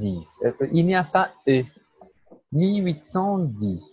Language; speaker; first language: French; non-native, fluent; Portuguese